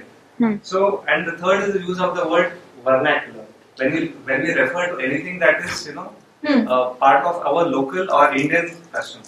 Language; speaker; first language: English; non-native, local second language; Marathi